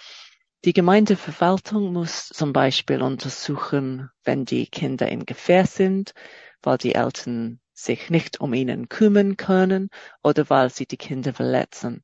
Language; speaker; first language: German; non-native, fluent; English